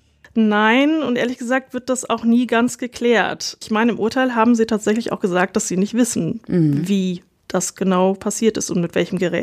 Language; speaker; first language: German; native; German